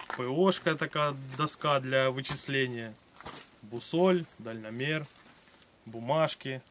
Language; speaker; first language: Ukrainian; non-native, local second language; Russian